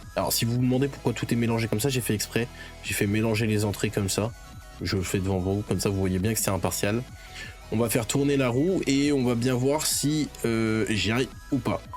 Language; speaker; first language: French; native; French